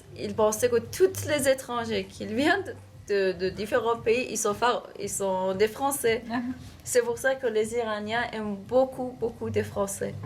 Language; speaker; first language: French; non-native, fluent; Persian